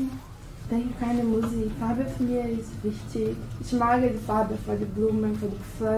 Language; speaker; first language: German; non-native, learner; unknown